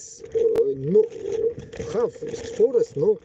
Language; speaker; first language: English; non-native, learner; Bashkir